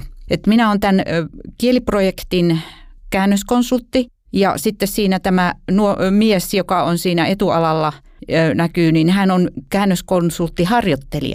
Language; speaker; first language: Finnish; native; Finnish